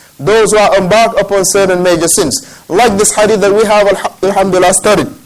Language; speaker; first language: English; non-native, fluent; Arabic